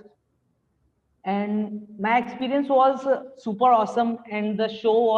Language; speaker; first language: English; non-native, local second language; Hindi